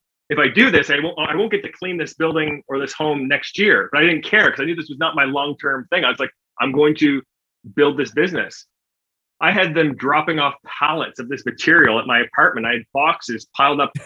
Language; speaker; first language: English; native; English